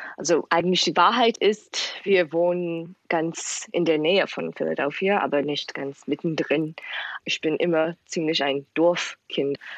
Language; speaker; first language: German; non-native, fluent; English